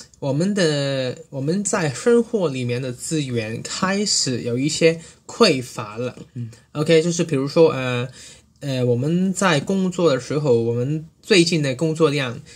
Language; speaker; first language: Chinese; non-native, local second language; Cantonese